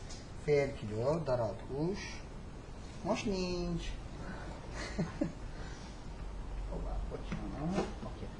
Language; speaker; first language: Hungarian; non-native, learner; Turkish